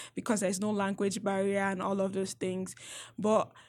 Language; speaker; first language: English; non-native, local second language; Yoruba